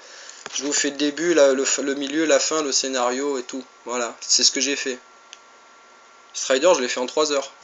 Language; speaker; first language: French; native; French